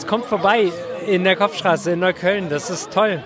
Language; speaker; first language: German; native; German